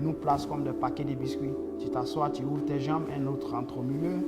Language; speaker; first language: French; non-native, local second language; Bambara